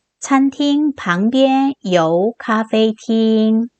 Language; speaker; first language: Chinese; non-native, fluent; Korean